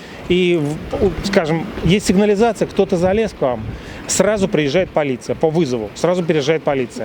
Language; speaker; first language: Russian; native; Russian